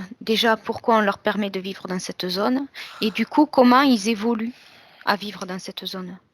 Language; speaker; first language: French; native; French